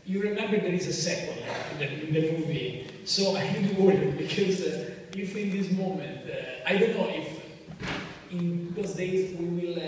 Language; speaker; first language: English; non-native, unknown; Italian